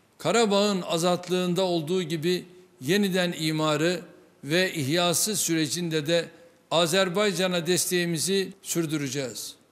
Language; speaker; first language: Turkish; native; Turkish